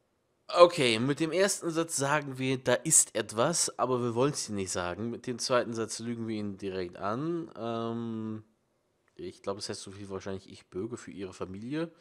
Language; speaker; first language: German; native; German